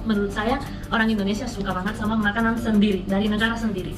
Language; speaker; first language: Indonesian; non-native, fluent; Spanish